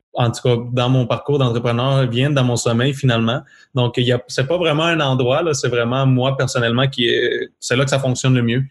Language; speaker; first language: French; non-native, fluent; Spanish